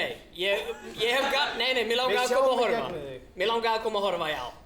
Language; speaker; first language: Icelandic; non-native, fluent; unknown